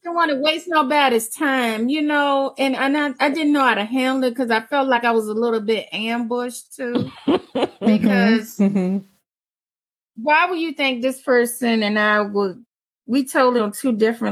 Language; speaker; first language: English; native; English